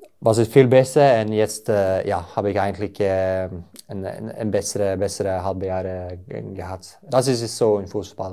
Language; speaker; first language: German; non-native, learner; Norwegian